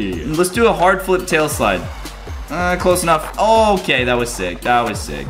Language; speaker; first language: English; native; English